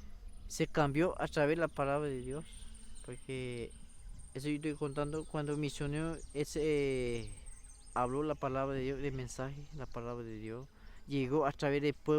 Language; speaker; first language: Spanish; non-native, local second language; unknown